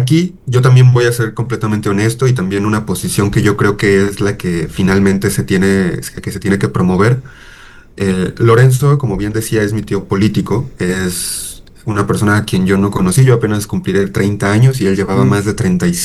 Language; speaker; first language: Spanish; native; Spanish